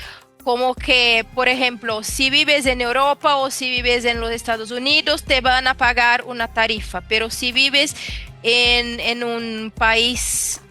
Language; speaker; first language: Spanish; non-native, fluent; Portuguese